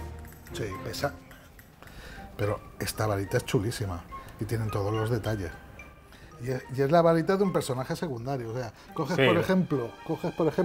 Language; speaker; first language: Spanish; native; Spanish